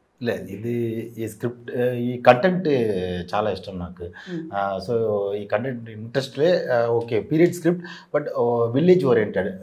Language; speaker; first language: Telugu; non-native, learner; Tamil